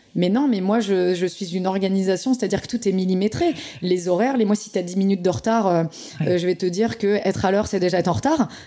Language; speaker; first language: French; native; French